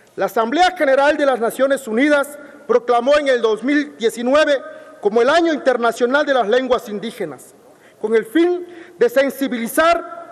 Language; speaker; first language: Spanish; non-native, local second language; Zapotec